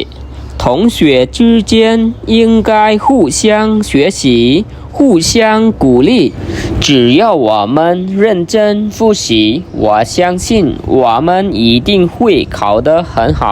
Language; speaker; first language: Chinese; non-native, fluent; Khmer